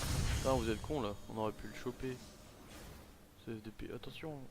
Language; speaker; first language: French; native; French